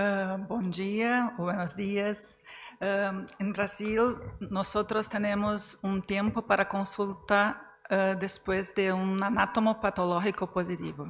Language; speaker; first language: Spanish; non-native, fluent; Portuguese